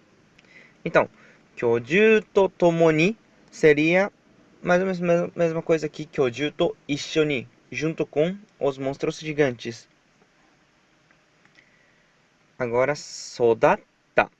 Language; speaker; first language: Portuguese; non-native, fluent; Japanese